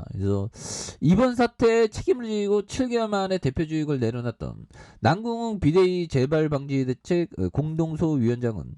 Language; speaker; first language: Korean; native; Korean